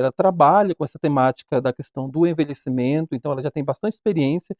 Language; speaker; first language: Portuguese; native; Portuguese